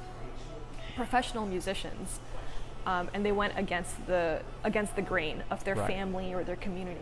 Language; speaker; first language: English; native; English